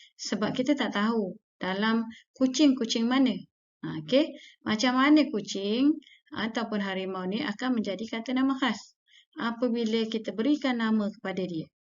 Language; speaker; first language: Malay; native; Malay